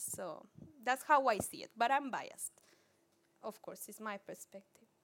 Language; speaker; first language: English; non-native, fluent; Spanish